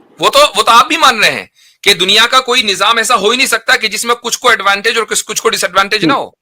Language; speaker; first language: Urdu; native; Urdu